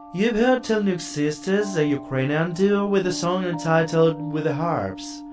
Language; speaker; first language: English; non-native, fluent; Ukrainian